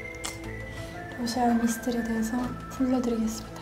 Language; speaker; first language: Korean; non-native, fluent; Russian